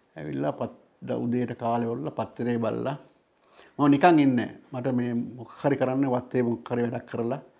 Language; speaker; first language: Sinhala; non-native, local second language; Tamil